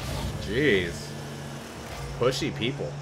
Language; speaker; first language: English; native; English